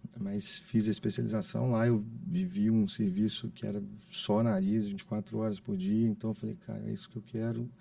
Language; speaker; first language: Portuguese; native; Portuguese